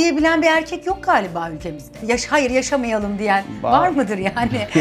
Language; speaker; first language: Turkish; native; Turkish